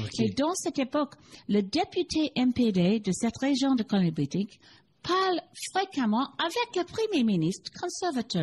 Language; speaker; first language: French; non-native, learner; English